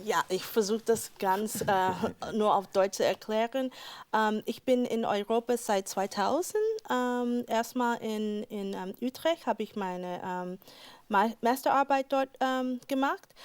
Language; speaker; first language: German; non-native, fluent; English